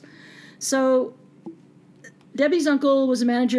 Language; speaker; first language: English; native; English